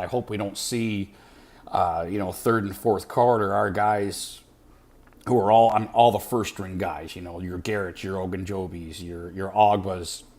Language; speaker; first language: English; native; English